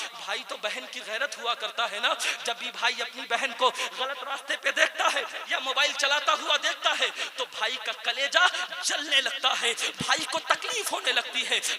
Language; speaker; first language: Urdu; native; Urdu